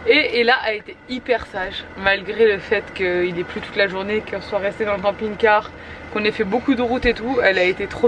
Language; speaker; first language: French; native; French